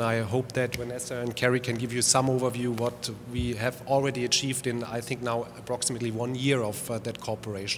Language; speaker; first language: English; non-native, fluent; German